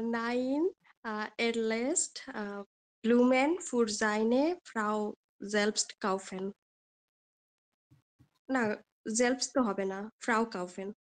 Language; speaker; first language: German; non-native, learner; Bangla